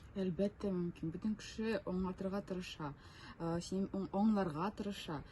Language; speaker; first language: Tatar; non-native, local second language; Russian